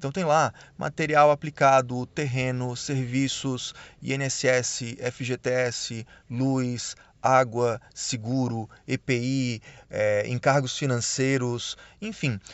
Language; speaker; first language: Portuguese; native; Portuguese